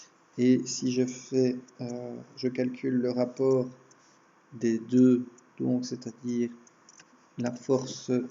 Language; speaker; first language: French; native; French